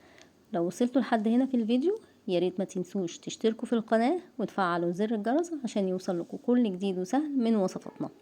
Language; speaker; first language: Arabic; native; Arabic